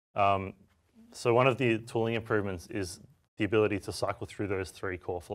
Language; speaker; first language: English; native; English